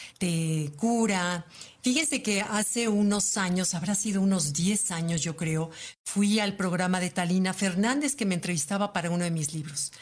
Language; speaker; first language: Spanish; native; Spanish